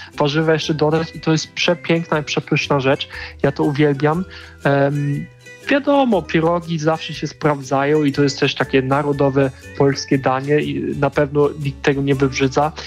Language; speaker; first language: Polish; non-native, fluent; German